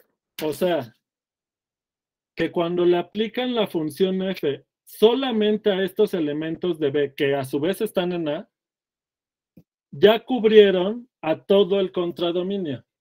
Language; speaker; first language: Spanish; native; Spanish